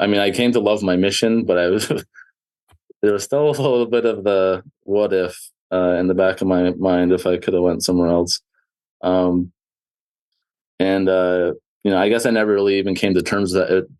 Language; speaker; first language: English; native; English